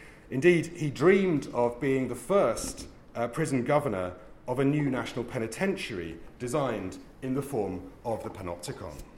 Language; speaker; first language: English; native; English